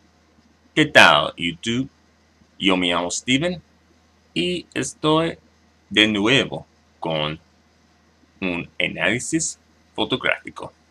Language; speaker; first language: Spanish; non-native, learner; English